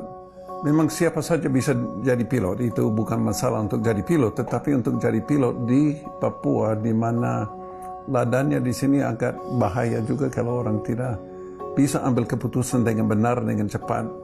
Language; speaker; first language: Indonesian; non-native, fluent; English